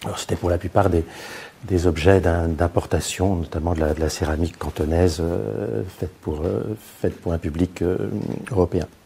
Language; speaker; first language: French; native; French